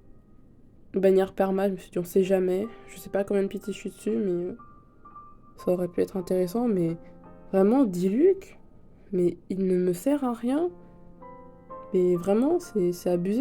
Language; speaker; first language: French; native; French